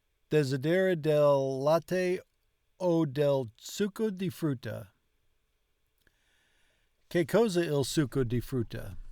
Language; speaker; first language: Italian; non-native, learner; English